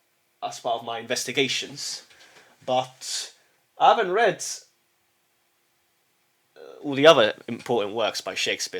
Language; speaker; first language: English; early bilingual, heritage; English